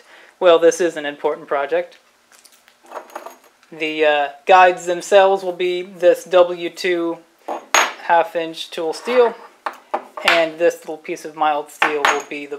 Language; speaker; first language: English; native; English